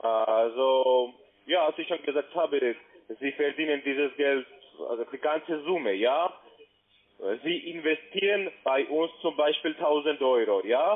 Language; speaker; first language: German; non-native, learner; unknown